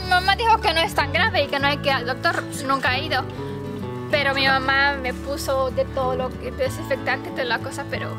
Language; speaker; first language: Spanish; non-native, fluent; Romanian